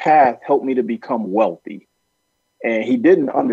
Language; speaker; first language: English; native; English